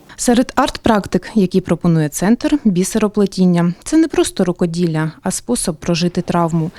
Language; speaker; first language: Ukrainian; native; Ukrainian